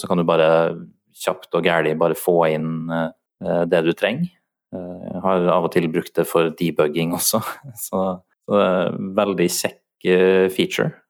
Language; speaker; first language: Norwegian; native; Norwegian